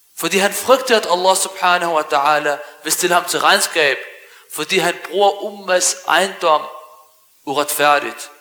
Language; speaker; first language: Danish; early bilingual, other home language; Arabic